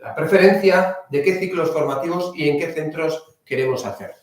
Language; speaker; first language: Spanish; native; Spanish